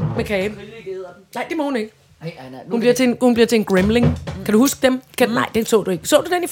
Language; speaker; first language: Danish; native; Danish